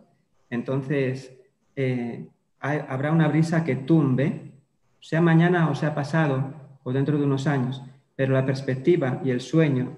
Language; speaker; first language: Spanish; native; Spanish